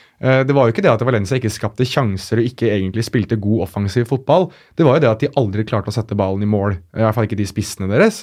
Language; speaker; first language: Norwegian; early bilingual, other home language; Arabic